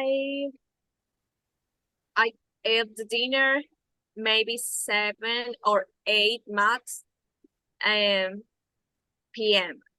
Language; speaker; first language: English; non-native, learner; Spanish